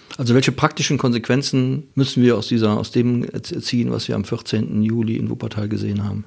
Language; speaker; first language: German; native; German